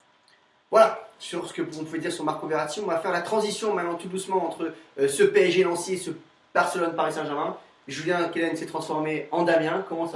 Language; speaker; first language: French; native; French